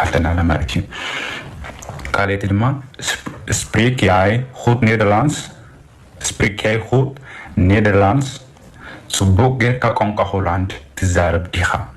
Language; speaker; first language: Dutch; non-native, fluent; Tigrinya